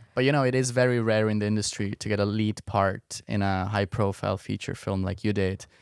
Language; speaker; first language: English; non-native, fluent; Estonian